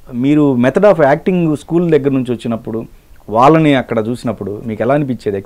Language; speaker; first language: Telugu; native; Telugu